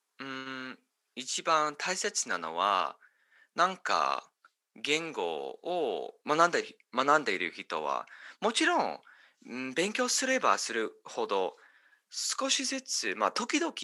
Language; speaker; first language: Japanese; non-native, learner; English